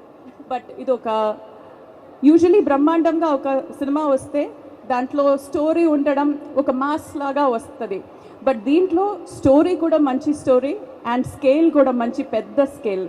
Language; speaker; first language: Telugu; non-native, fluent; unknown